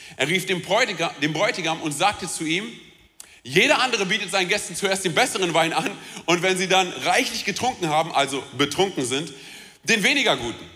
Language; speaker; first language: German; early bilingual, other home language; Romanian